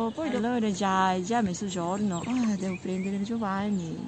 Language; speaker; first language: Italian; non-native, learner; Japanese